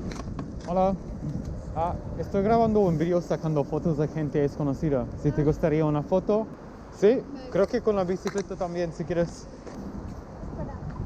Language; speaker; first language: Spanish; non-native, learner; English